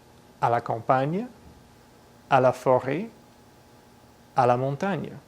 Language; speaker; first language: French; non-native, fluent; English